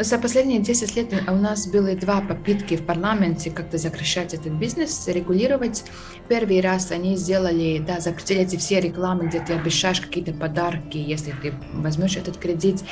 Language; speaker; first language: Russian; non-native, fluent; Latvian